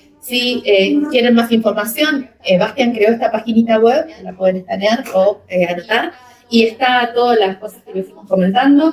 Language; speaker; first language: Spanish; native; Spanish